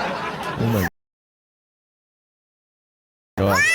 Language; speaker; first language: English; non-native, fluent; Chinese